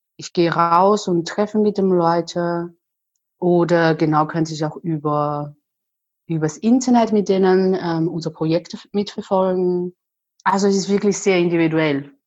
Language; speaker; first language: German; non-native, fluent; Chinese